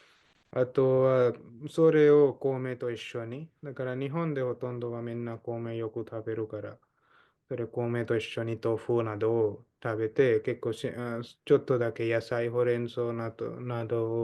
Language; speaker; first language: Japanese; non-native, fluent; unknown